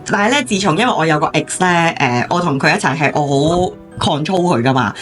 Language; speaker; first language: Cantonese; native; Cantonese